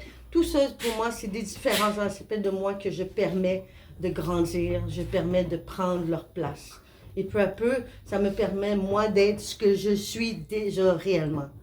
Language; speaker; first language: French; non-native, fluent; Spanish